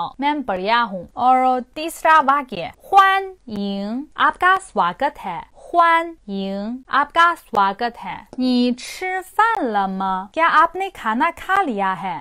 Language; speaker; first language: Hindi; non-native, fluent; Chinese